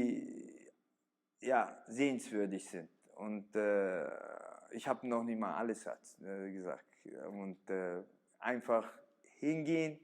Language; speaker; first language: German; early bilingual, other home language; Italian